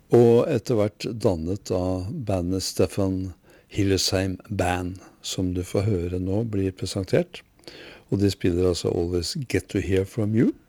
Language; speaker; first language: Norwegian; native; Norwegian